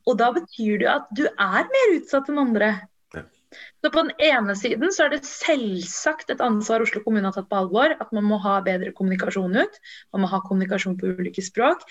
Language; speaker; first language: Norwegian; early bilingual, other home language; Tamil